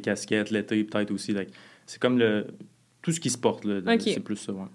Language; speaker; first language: French; native; French